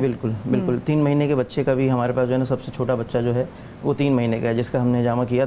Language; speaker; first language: Urdu; native; Urdu